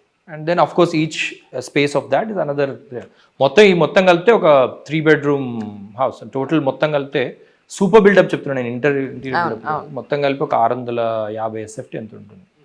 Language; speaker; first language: Telugu; native; Telugu